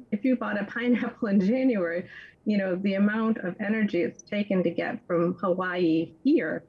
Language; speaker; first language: English; native; English